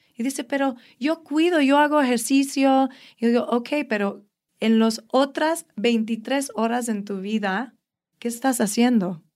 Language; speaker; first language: Spanish; early bilingual, heritage; Spanish